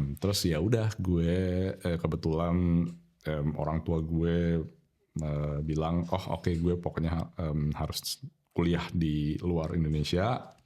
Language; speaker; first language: Indonesian; native; Indonesian